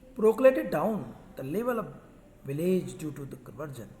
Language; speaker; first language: English; non-native, local second language; Hindi